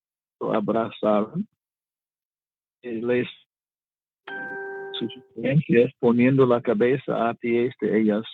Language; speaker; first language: Spanish; non-native, learner; English